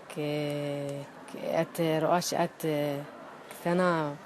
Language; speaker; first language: Hebrew; non-native, local second language; Arabic